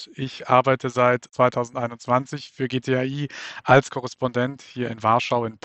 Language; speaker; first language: German; native; German